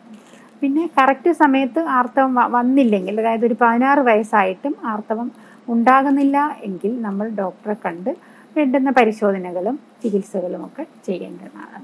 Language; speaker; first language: Malayalam; native; Malayalam